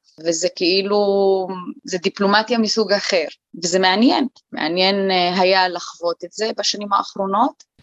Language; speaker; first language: Hebrew; non-native, local second language; Arabic